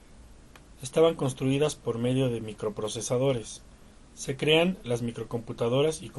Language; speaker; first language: Spanish; native; Spanish